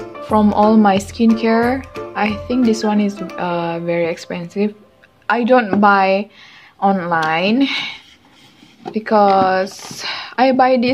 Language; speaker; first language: English; non-native, local second language; Malay